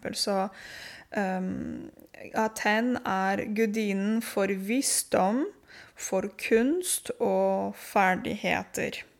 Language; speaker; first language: Norwegian; non-native, fluent; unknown